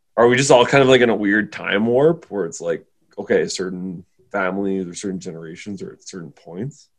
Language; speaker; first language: English; native; English